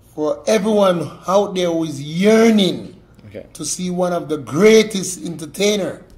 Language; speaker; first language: English; native; English